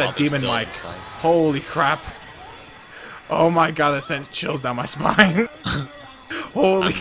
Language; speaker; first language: English; native; English